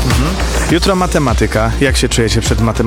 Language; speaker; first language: Polish; native; Polish